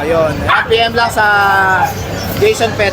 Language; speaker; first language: Filipino; native; Filipino